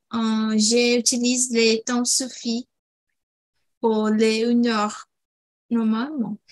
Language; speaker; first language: French; non-native, learner; Portuguese